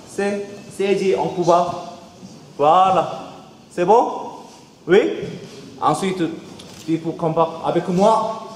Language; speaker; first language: French; non-native, learner; Korean